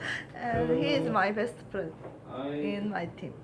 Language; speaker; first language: English; non-native, learner; Korean